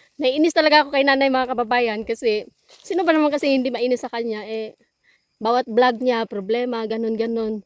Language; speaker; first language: Filipino; non-native, local second language; Cebuano